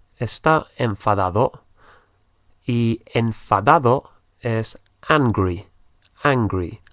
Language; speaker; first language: Spanish; native; Spanish